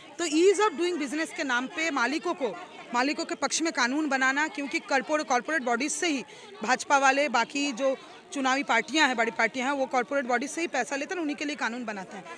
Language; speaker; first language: Hindi; non-native, local second language; Bangla